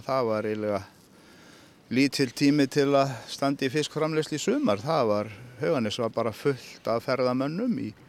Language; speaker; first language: Icelandic; non-native, fluent; Polish